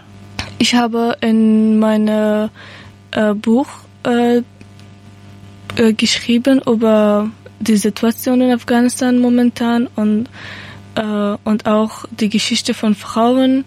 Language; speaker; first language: German; non-native, learner; Persian